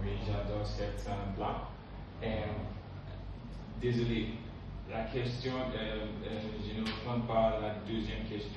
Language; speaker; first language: French; non-native, learner; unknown